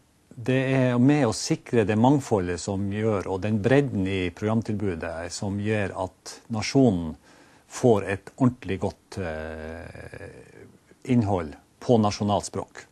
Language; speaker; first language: Norwegian; native; Norwegian